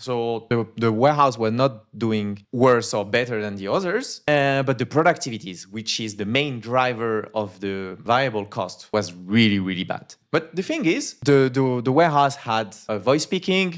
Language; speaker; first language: English; non-native, fluent; French